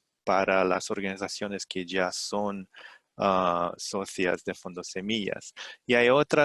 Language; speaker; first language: Spanish; non-native, fluent; Romanian